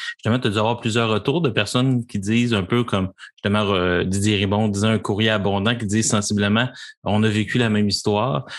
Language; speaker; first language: French; native; French